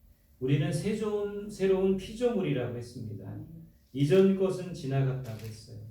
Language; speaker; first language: Korean; native; Korean